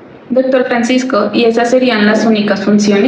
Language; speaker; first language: Spanish; native; Spanish